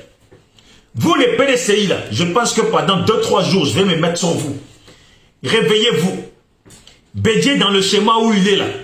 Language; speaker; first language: French; native; French